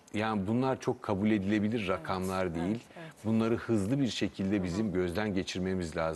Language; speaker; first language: Turkish; native; Turkish